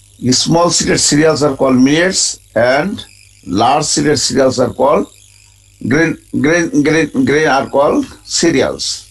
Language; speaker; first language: English; non-native, local second language; Bangla